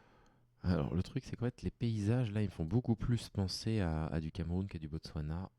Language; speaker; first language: French; native; French